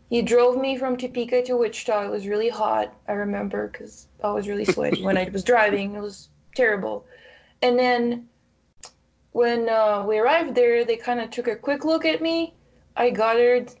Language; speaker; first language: English; non-native, fluent; Russian